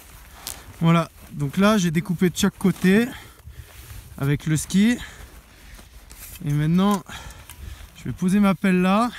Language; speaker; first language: French; native; French